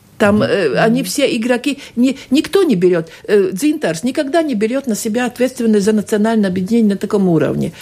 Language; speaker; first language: Russian; non-native, local second language; Latvian